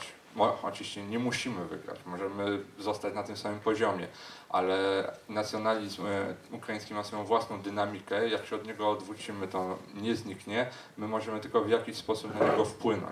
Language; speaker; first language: Polish; native; Polish